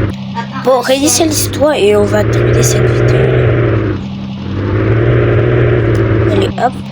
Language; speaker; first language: French; native; French